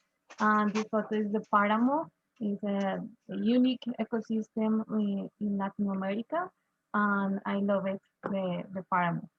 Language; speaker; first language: English; non-native, learner; Spanish